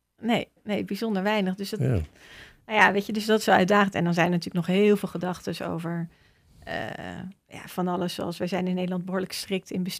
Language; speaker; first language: Dutch; native; Dutch